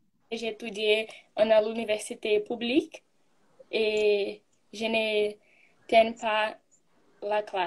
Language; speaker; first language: French; non-native, learner; Portuguese